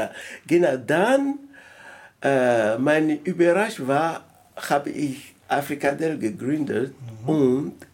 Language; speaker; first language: German; non-native, learner; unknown